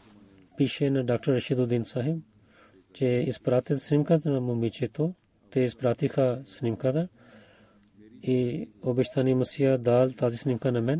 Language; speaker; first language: Bulgarian; non-native, fluent; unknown